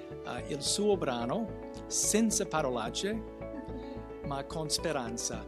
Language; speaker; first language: Italian; non-native, fluent; English